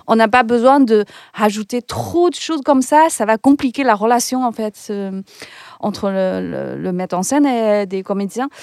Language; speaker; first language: French; non-native, fluent; Chinese